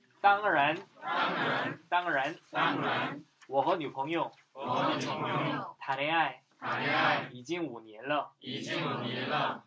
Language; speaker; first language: Chinese; non-native, fluent; Korean